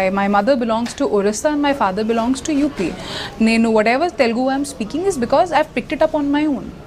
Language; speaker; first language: Telugu; non-native, local second language; Odia